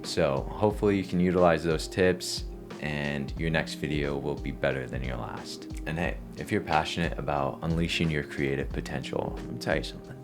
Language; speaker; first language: English; native; English